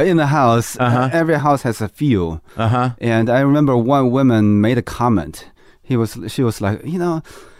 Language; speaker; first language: English; non-native, fluent; Chinese